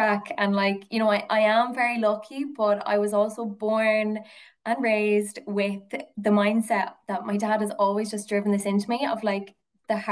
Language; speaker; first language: English; native; English